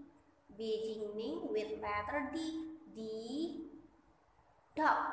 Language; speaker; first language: English; non-native, learner; Indonesian